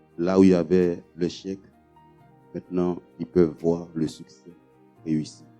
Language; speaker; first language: French; non-native, local second language; Haitian Creole